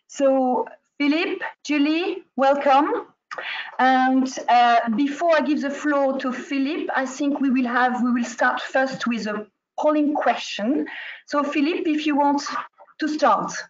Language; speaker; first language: English; non-native, fluent; French